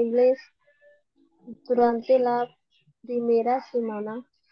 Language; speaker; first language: Spanish; non-native, learner; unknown